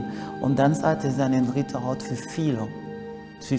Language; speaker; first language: German; non-native, learner; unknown